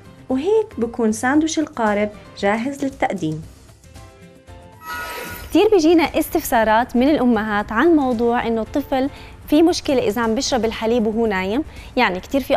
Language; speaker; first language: Arabic; native; Arabic